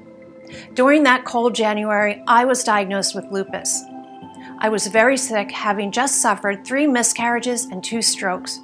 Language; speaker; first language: English; native; English